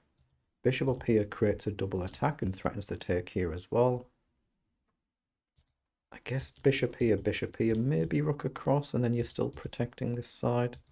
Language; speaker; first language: English; native; English